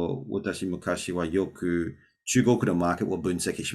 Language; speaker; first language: Japanese; non-native, learner; English